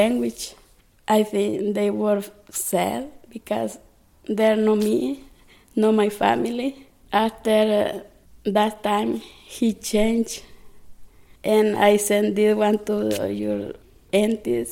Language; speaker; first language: English; non-native, learner; Spanish